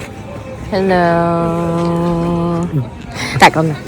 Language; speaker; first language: Russian; native; Russian